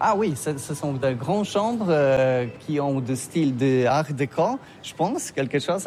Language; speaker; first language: French; non-native, learner; Polish